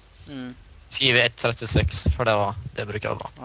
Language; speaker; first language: Swedish; native; Swedish